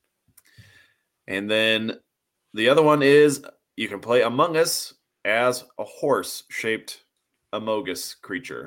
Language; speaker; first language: English; native; English